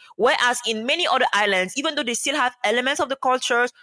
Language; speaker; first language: English; non-native, local second language; French